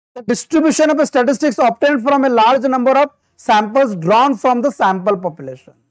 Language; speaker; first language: English; non-native, local second language; Kannada